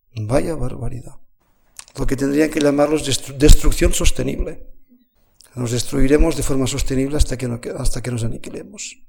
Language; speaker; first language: Spanish; native; Spanish